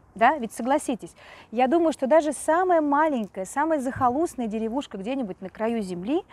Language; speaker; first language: Russian; native; Russian